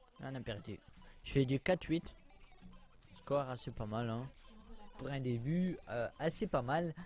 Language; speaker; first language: French; native; French